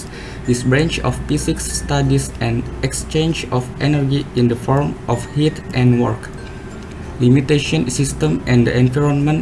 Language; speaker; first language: English; non-native, learner; Indonesian